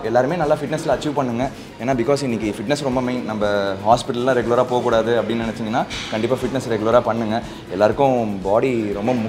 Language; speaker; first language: Tamil; native; Tamil